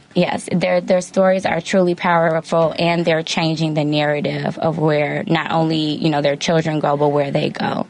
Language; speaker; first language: English; native; English